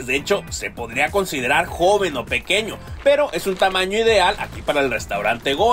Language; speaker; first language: Spanish; native; Spanish